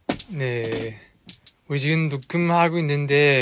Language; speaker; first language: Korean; non-native, fluent; Chinese